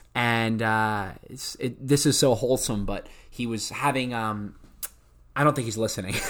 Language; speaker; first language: English; native; English